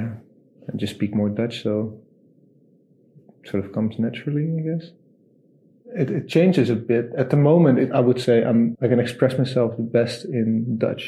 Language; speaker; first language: English; non-native, fluent; Dutch